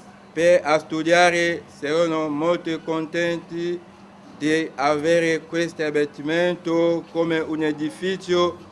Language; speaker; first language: Italian; non-native, learner; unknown